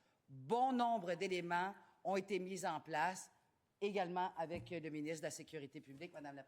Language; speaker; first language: French; native; French